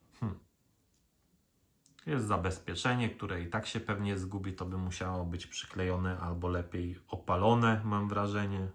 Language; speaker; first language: Polish; native; Polish